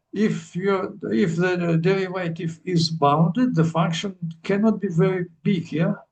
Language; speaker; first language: English; non-native, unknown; Russian